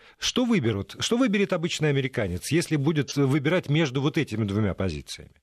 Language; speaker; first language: Russian; native; Russian